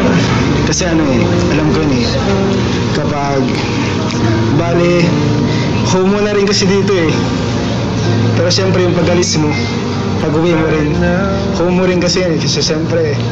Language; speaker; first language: Filipino; non-native, learner; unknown